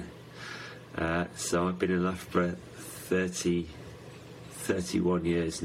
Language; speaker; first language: English; native; English